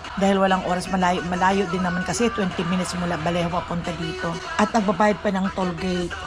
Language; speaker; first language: Filipino; non-native, local second language; Cebuano